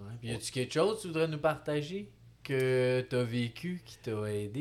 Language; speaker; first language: French; native; French